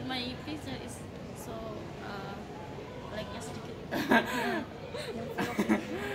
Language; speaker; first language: English; non-native, learner; Indonesian